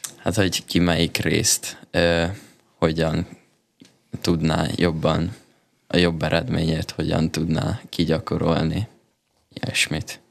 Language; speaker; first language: Hungarian; native; Hungarian